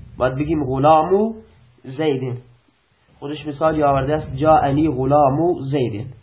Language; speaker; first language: Persian; non-native, local second language; Baluchi